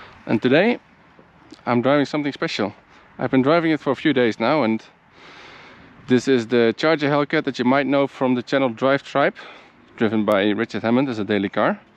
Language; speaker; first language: English; non-native, fluent; Dutch